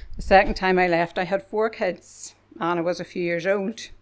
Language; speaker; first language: English; native; English